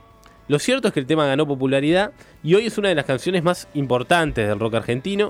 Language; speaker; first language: Spanish; native; Spanish